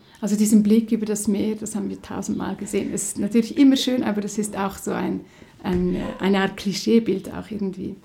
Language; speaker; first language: German; non-native, local second language; Romansh